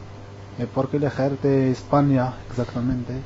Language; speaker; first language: Spanish; non-native, learner; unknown